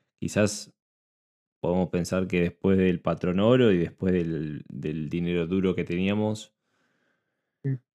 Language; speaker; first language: Spanish; native; Spanish